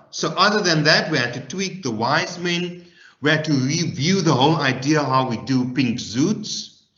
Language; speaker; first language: English; non-native, local second language; Afrikaans